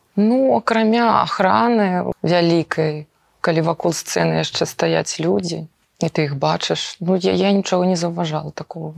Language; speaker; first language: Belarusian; native; Belarusian